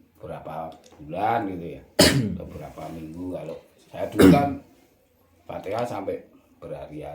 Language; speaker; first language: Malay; non-native, local second language; Javanese